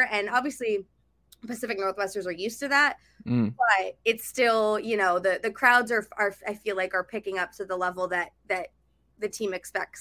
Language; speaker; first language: English; native; English